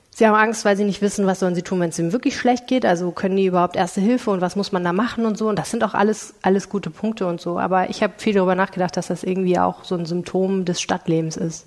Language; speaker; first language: German; native; German